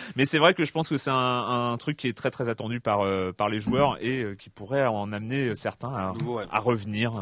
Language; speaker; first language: French; native; French